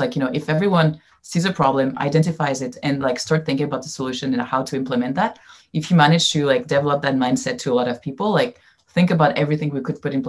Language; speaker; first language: English; non-native, fluent; French